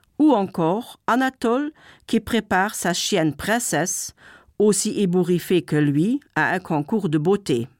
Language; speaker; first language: French; non-native, local second language; Luxembourgish